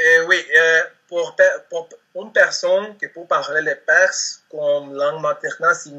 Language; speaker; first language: French; non-native, learner; Spanish